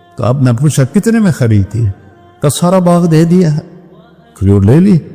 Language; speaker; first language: Urdu; non-native, local second language; Punjabi